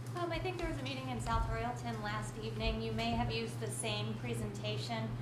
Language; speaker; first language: English; native; English